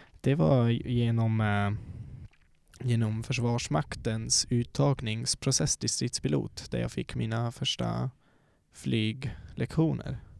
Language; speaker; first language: Swedish; non-native, fluent; Swiss German